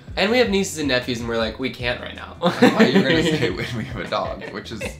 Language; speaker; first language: English; native; English